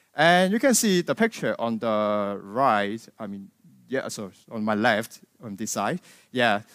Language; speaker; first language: English; non-native, local second language; Cantonese